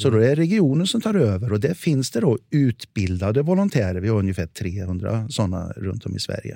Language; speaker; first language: Swedish; native; Swedish